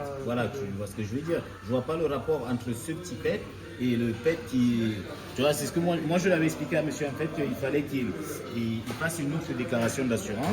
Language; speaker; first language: French; native; French